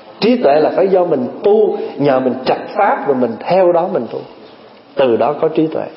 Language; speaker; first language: Vietnamese; early bilingual, other home language; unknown